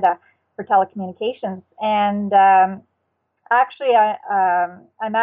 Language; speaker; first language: English; native; English